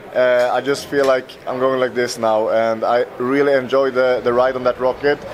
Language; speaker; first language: English; non-native, fluent; Swedish